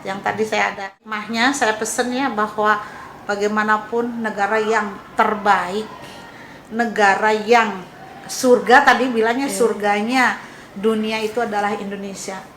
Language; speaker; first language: Indonesian; native; Indonesian